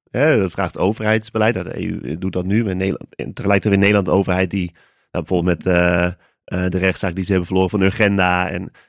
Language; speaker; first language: Dutch; native; Dutch